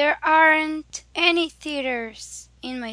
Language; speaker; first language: English; non-native, learner; Spanish